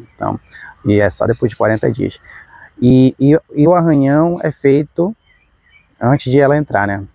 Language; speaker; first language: Portuguese; non-native, local second language; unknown